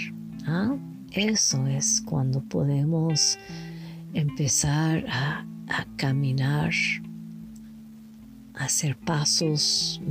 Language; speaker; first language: Spanish; non-native, learner; French